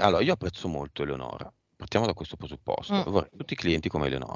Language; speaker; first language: Italian; native; Italian